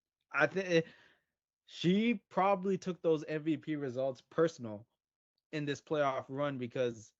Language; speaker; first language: English; native; English